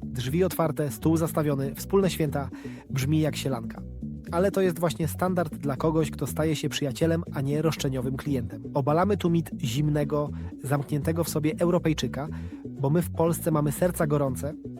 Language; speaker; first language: Polish; native; Polish